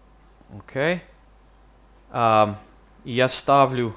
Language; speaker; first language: Russian; non-native, fluent; English